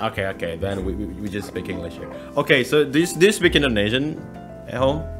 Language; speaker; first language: English; non-native, fluent; Indonesian